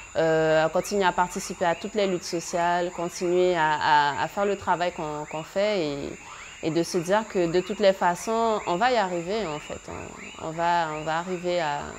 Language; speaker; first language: French; native; French